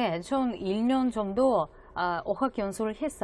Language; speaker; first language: Korean; non-native, fluent; Russian